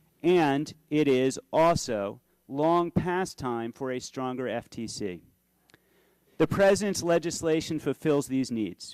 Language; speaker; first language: English; native; English